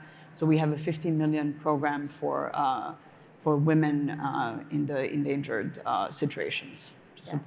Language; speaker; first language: English; non-native, fluent; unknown